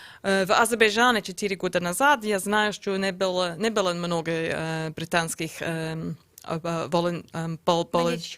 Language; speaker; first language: Russian; non-native, learner; English